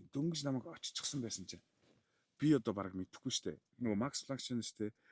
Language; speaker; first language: Mongolian; native; Mongolian